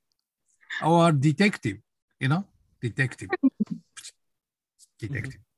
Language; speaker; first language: English; non-native, learner; Japanese